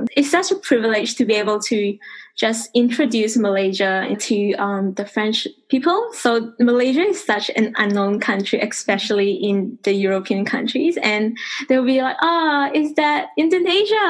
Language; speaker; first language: English; non-native, local second language; Chinese